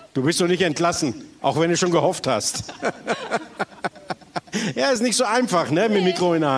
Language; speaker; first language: German; native; German